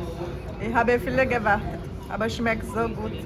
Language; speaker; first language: German; non-native, learner; Portuguese